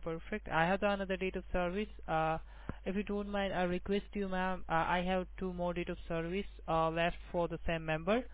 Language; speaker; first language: English; non-native, local second language; Gujarati